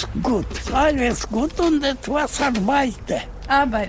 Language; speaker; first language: German; non-native, learner; Russian